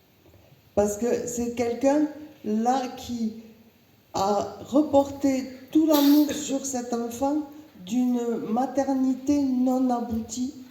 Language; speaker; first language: French; native; French